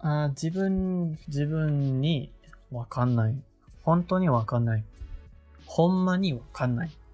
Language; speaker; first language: Japanese; non-native, learner; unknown